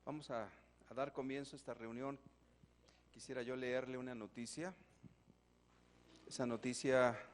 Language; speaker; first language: Spanish; native; Spanish